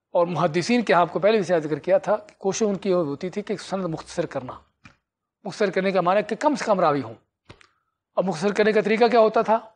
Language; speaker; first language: Urdu; native; Urdu